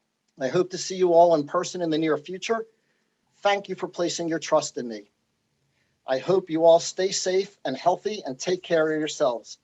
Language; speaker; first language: English; native; English